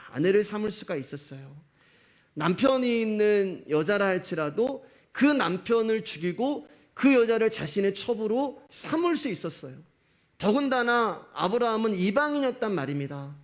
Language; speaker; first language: Korean; native; Korean